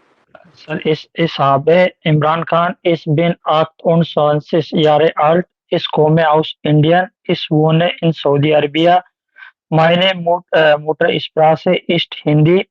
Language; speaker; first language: German; non-native, learner; Hindi